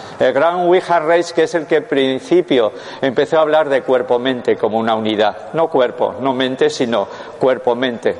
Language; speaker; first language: Spanish; non-native, local second language; Basque